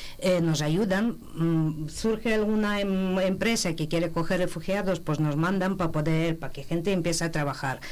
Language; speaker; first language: Spanish; non-native, fluent; Ukrainian